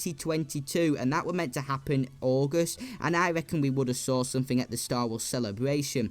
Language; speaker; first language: English; native; English